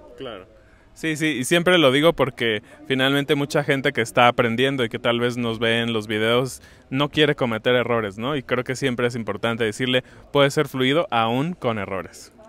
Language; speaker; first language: Spanish; native; Spanish